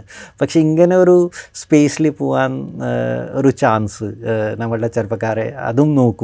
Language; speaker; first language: Malayalam; non-native, fluent; Bangla